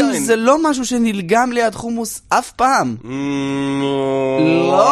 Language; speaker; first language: Hebrew; native; Hebrew